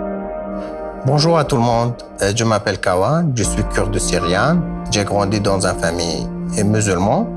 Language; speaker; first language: French; non-native, learner; Kurdish